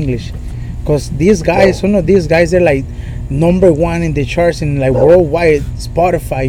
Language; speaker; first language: English; non-native, fluent; Spanish